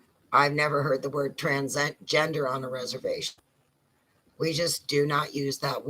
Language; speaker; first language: English; native; English